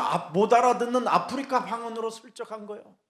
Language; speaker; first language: Korean; native; Korean